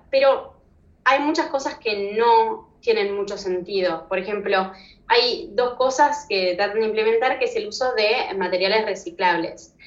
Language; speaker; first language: Spanish; native; Spanish